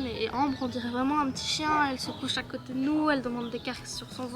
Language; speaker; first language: French; native; French